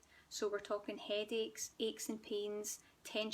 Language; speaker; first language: English; native; English